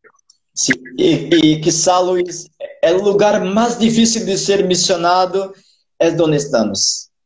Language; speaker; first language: Spanish; non-native, fluent; Portuguese